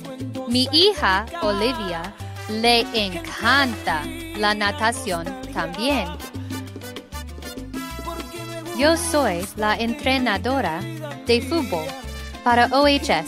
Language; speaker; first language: Spanish; non-native, fluent; English